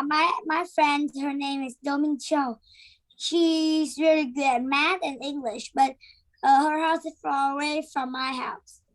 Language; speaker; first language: English; non-native, learner; Vietnamese